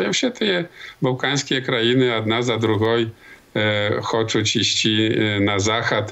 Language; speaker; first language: Polish; non-native, local second language; Belarusian